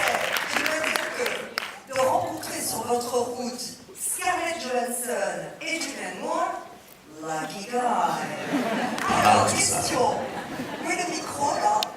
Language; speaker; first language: French; native; French